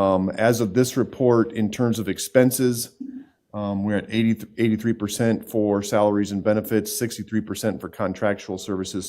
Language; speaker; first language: English; native; English